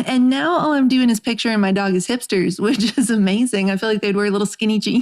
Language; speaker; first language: English; native; English